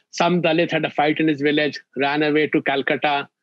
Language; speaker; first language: English; non-native, local second language; Hindi